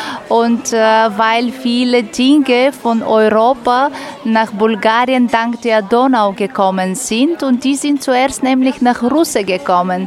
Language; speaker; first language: German; non-native, fluent; Bulgarian